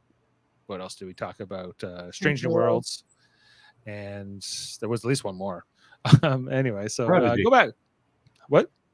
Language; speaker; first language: English; native; English